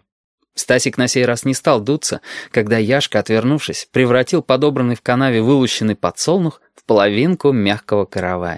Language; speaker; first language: Russian; native; Russian